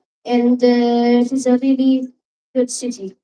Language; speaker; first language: English; non-native, learner; Arabic